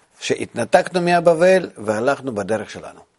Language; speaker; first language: Hebrew; non-native, fluent; Russian